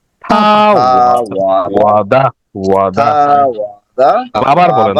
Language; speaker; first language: Chinese; non-native, fluent; Bangla